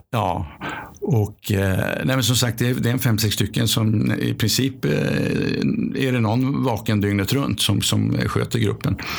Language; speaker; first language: Swedish; native; Swedish